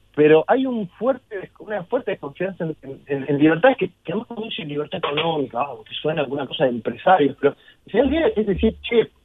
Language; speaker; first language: Spanish; native; Spanish